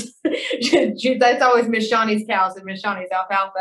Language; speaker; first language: English; native; English